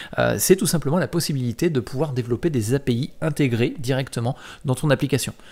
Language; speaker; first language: French; native; French